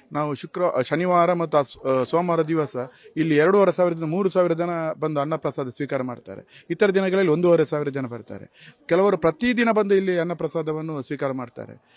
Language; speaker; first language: Kannada; native; Kannada